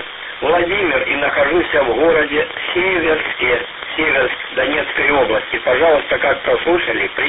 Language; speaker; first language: Russian; native; Russian